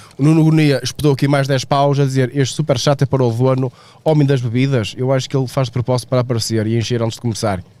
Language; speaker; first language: Portuguese; native; Portuguese